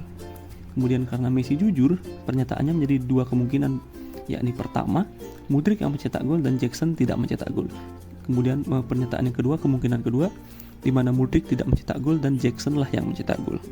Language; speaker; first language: Indonesian; native; Indonesian